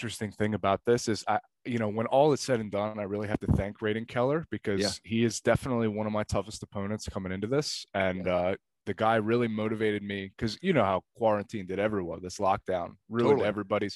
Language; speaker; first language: English; native; English